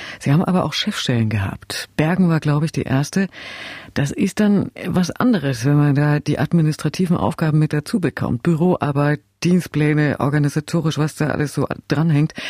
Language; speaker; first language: German; native; German